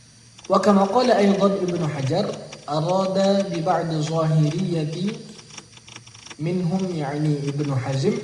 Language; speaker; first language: Arabic; non-native, learner; Indonesian